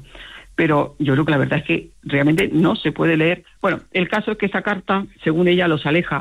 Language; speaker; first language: Spanish; native; Spanish